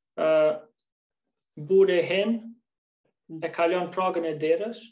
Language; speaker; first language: Albanian; early bilingual, other home language; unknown